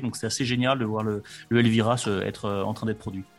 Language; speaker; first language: French; native; French